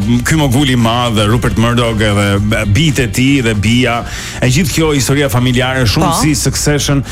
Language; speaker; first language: Albanian; native; Albanian